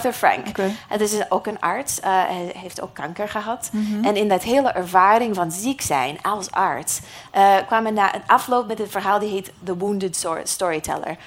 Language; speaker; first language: Dutch; non-native, fluent; English